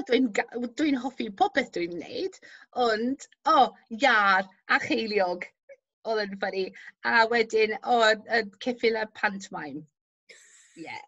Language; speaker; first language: Welsh; non-native, local second language; English